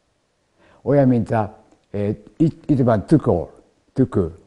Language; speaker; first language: Hungarian; non-native, learner; Japanese